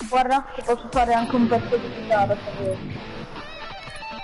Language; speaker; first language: Italian; native; Italian